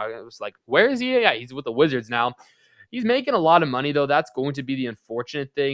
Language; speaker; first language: English; native; English